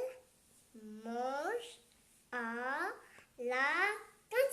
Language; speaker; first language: French; non-native, learner; Vietnamese